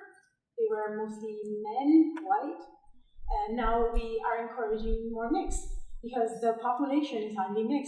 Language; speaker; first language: English; non-native, fluent; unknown